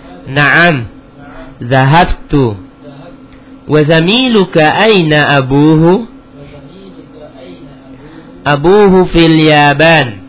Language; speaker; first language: Arabic; non-native, fluent; Indonesian